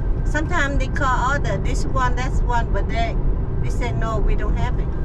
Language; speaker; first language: English; non-native, learner; Vietnamese